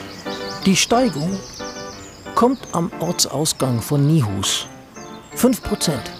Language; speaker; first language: German; native; German